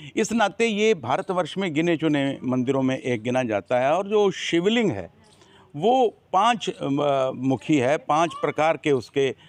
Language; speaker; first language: Hindi; native; Hindi